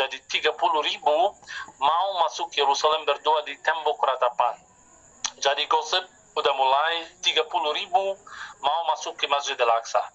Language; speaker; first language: Indonesian; non-native, fluent; Arabic